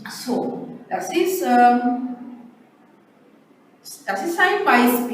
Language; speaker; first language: German; non-native, fluent; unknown